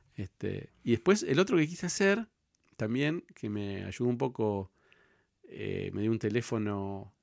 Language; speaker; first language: Spanish; native; Spanish